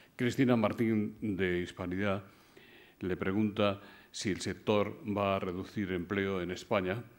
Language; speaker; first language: Spanish; native; Spanish